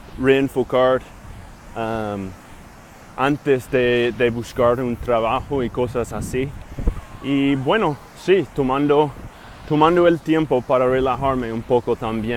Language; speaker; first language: Spanish; non-native, fluent; English